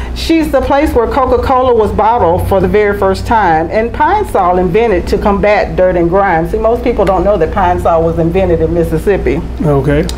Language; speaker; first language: English; native; English